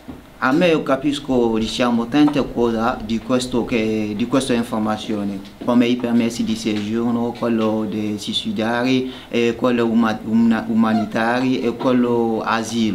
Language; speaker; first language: Italian; non-native, learner; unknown